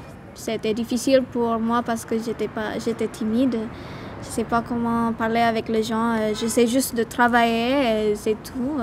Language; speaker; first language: French; non-native, learner; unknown